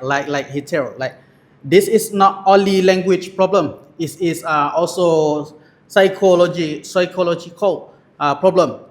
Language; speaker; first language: English; non-native, learner; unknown